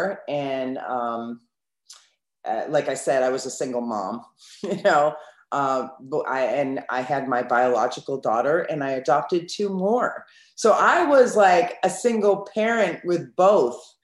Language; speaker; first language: English; native; English